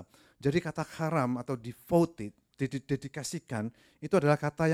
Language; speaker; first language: Indonesian; native; Indonesian